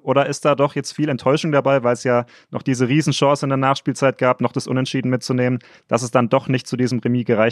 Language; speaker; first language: German; native; German